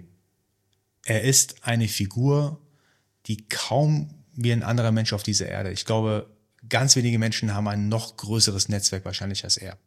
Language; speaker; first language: German; early bilingual, other home language; Persian